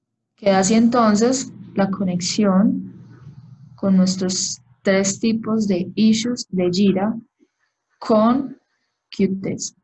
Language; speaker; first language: Spanish; native; Spanish